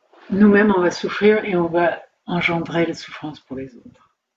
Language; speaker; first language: French; native; French